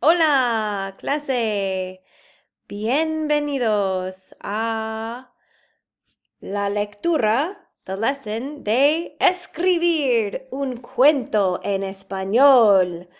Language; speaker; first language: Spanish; non-native, fluent; English